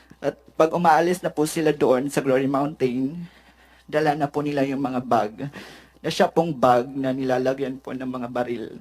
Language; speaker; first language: Filipino; native; Filipino